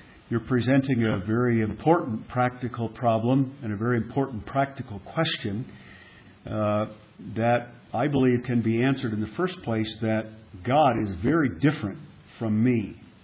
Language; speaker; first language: English; native; English